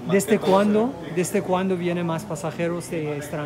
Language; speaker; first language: Spanish; non-native, fluent; German